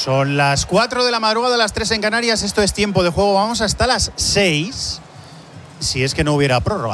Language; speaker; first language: Spanish; native; Spanish